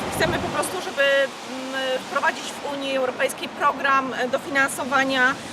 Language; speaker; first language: Polish; native; Polish